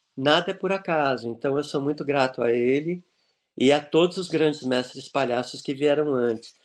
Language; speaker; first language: Portuguese; native; Portuguese